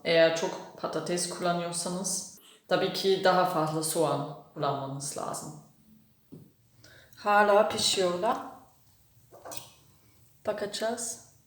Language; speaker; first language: Turkish; non-native, fluent; German